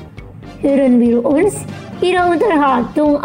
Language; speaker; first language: German; non-native, fluent; Indonesian